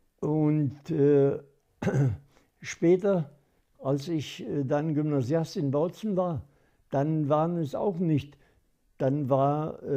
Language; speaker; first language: German; non-native, local second language; Upper Sorbian